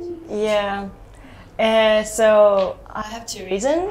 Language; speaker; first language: English; non-native, learner; Japanese